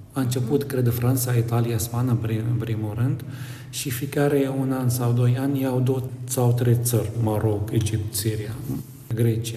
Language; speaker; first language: Romanian; non-native, learner; Arabic